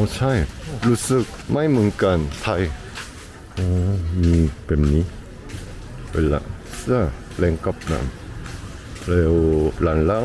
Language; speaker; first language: Thai; non-native, learner; Korean